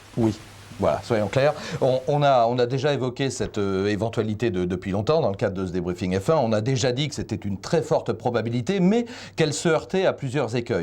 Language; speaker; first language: French; native; French